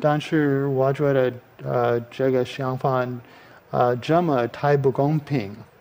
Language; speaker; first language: Chinese; non-native, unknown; English